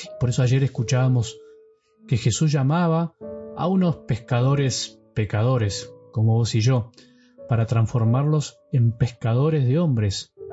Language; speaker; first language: Spanish; native; Spanish